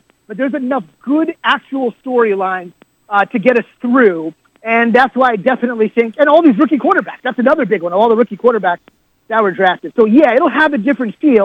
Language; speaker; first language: English; native; English